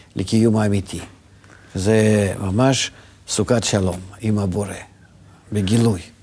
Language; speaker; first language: Hebrew; non-native, fluent; Russian